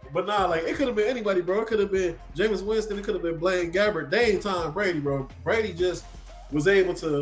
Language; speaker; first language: English; native; English